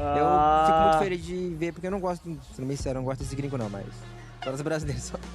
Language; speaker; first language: Portuguese; native; Portuguese